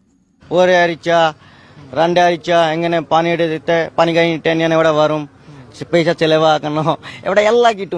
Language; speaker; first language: Malayalam; non-native, learner; Bangla